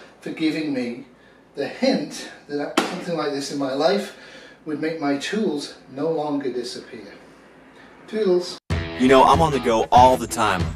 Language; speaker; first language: English; native; English